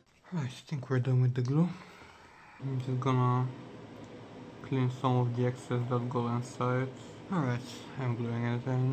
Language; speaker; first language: English; non-native, fluent; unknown